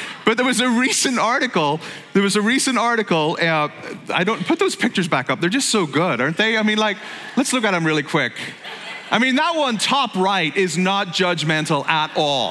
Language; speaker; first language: English; native; English